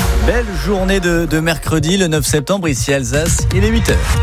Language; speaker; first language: French; native; French